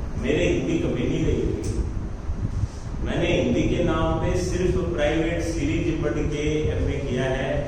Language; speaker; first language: Hindi; native; Hindi